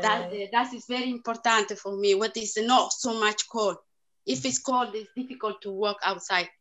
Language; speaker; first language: English; non-native, learner; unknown